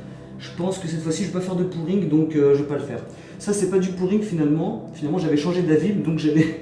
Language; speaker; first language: French; native; French